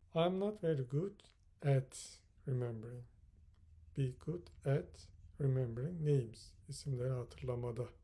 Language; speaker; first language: English; non-native, fluent; Turkish